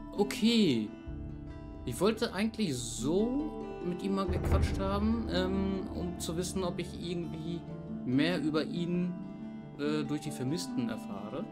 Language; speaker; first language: German; native; German